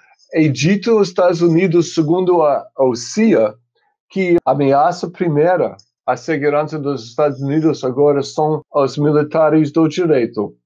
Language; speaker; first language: Portuguese; non-native, fluent; English